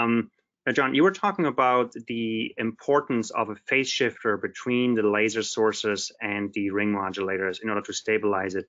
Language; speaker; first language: English; non-native, fluent; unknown